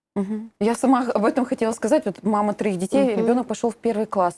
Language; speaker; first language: Russian; native; Russian